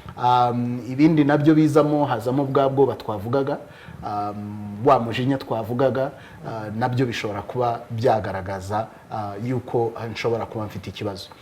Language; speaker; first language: Kinyarwanda; native; Kinyarwanda